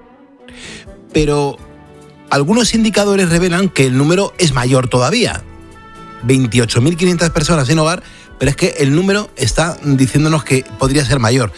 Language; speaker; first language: Spanish; native; Spanish